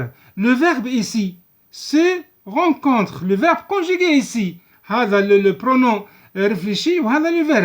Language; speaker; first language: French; non-native, local second language; Arabic